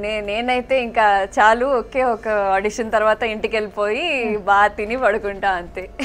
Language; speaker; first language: Telugu; non-native, fluent; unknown